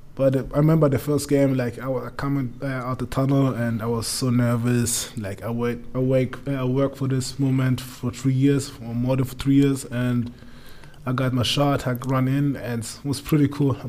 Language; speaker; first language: English; non-native, learner; German